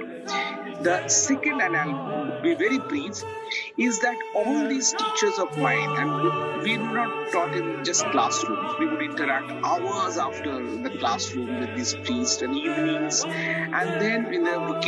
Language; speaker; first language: English; non-native, local second language; Bangla